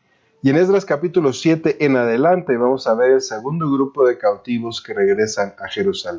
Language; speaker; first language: Spanish; native; Spanish